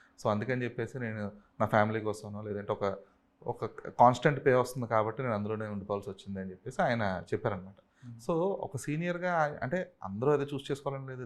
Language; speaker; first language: Telugu; native; Telugu